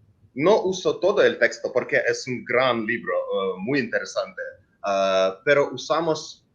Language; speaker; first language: Spanish; non-native, learner; Ukrainian